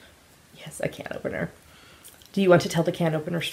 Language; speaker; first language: English; native; English